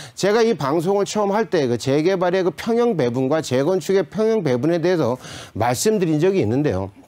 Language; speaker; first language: Korean; native; Korean